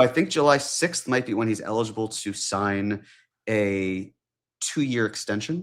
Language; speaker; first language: English; native; English